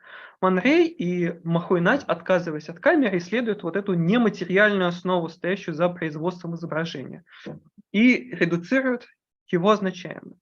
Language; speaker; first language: Russian; native; Russian